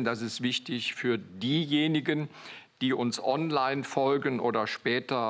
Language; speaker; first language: German; native; German